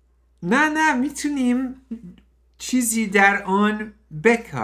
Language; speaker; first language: Persian; non-native, learner; English